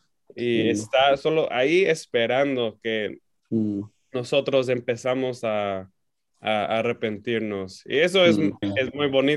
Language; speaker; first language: Spanish; non-native, fluent; English